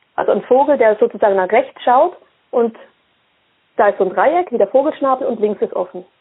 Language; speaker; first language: German; early bilingual, other home language; Swiss German